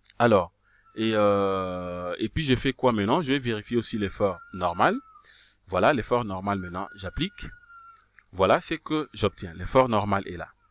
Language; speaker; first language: French; non-native, local second language; Kongo